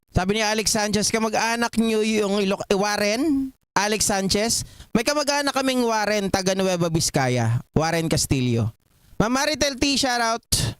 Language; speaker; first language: Filipino; non-native, local second language; Iloko